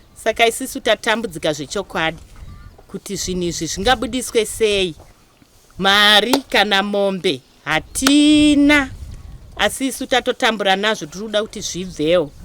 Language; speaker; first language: Shona; native; Shona